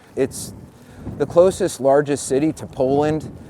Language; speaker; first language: English; native; English